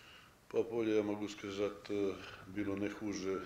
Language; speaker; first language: Russian; non-native, fluent; Serbian